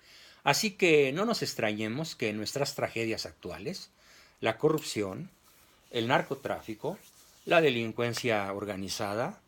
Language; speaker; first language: Spanish; native; Spanish